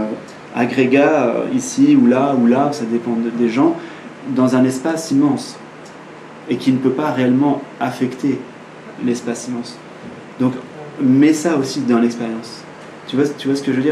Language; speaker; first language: French; native; French